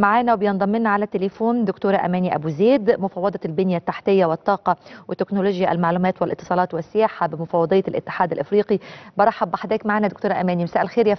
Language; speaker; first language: Arabic; native; Arabic